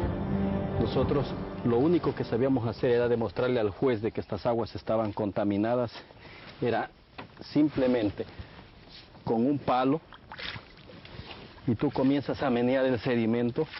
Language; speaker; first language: Spanish; native; Spanish